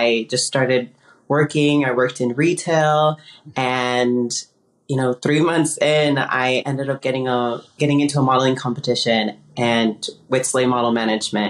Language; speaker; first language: English; early bilingual, other home language; Spanish